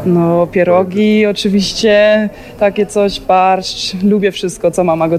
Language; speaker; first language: Polish; early bilingual, heritage; German